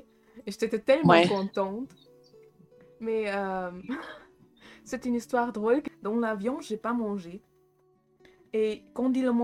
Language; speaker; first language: French; non-native, fluent; German